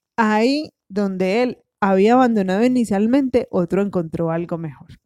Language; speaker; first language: Spanish; native; Spanish